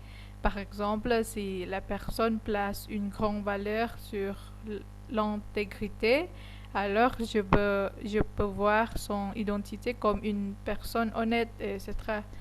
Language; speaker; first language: French; non-native, learner; Indonesian